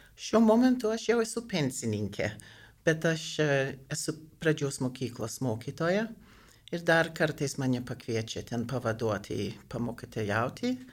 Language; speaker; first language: Lithuanian; early bilingual, heritage; Lithuanian